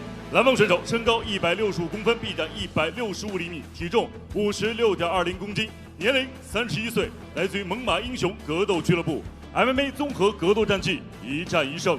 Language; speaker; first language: Chinese; native; Chinese